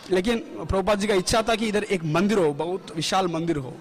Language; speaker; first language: Hindi; non-native, fluent; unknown